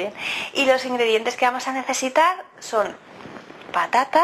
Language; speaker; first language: Spanish; native; Spanish